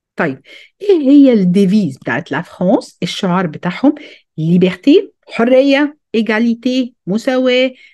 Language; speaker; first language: Arabic; early bilingual, heritage; Arabic